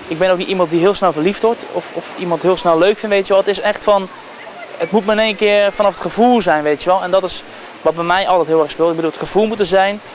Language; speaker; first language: Dutch; native; Dutch